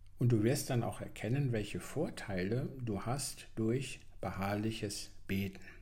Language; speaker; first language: German; native; German